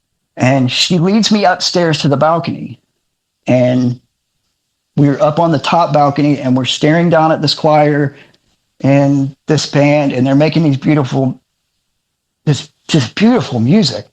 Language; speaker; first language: English; native; English